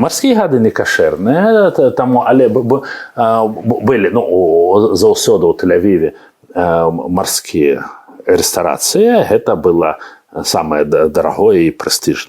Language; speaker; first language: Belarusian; non-native, learner; Russian